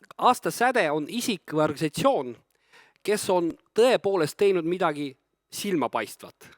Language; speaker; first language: Estonian; native; Estonian